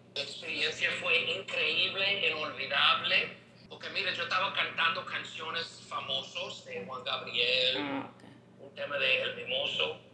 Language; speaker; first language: Spanish; non-native, learner; English